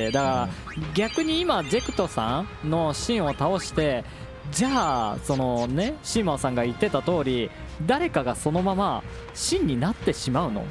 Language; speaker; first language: Japanese; native; Japanese